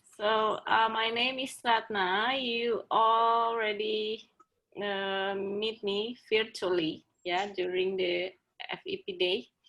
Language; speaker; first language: English; non-native, fluent; Indonesian